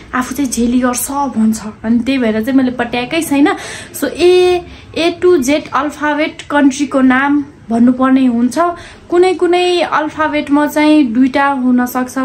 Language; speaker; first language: Nepali; non-native, local second language; Dangaura Tharu